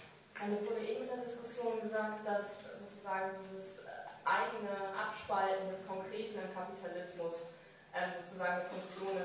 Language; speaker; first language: German; native; German